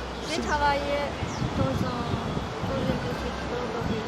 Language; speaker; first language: French; non-native, learner; Chinese